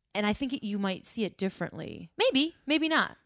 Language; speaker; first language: English; native; English